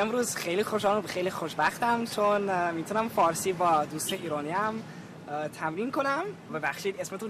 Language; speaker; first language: Persian; non-native, learner; English